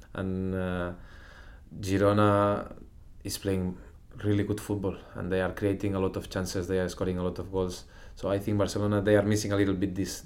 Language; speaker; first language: English; non-native, fluent; Spanish